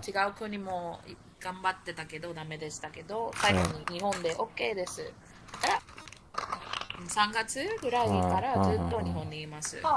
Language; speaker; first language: Japanese; non-native, learner; Spanish